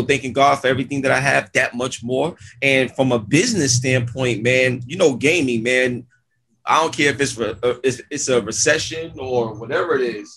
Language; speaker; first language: English; native; English